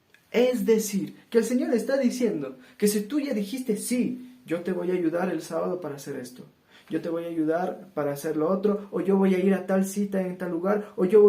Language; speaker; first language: Spanish; native; Spanish